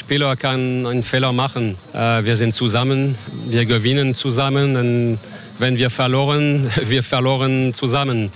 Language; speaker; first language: German; non-native, learner; French